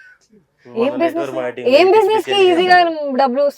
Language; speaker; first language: Telugu; non-native, local second language; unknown